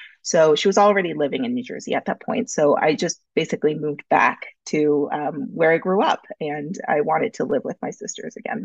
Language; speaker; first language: English; early bilingual, other home language; Korean